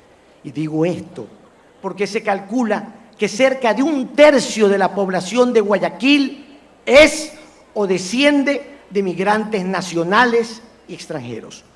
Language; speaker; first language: Spanish; native; Spanish